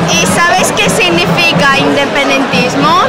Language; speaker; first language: Spanish; non-native, fluent; Chinese